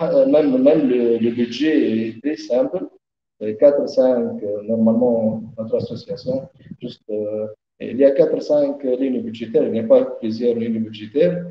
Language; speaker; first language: French; non-native, learner; Arabic